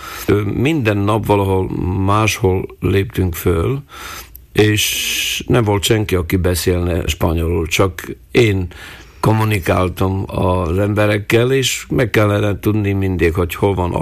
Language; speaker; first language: Hungarian; non-native, local second language; Slovak